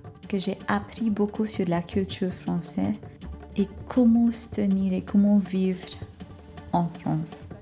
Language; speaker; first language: French; non-native, fluent; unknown